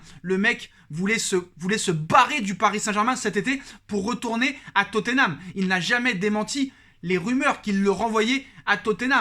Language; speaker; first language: French; native; French